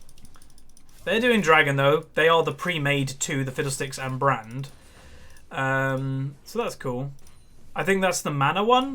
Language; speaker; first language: English; native; English